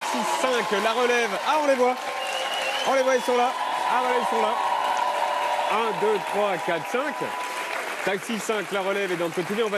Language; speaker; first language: French; native; French